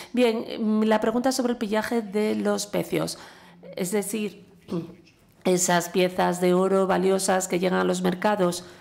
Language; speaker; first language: Spanish; non-native, fluent; English